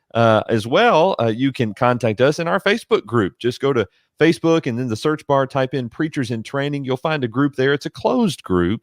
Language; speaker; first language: English; native; English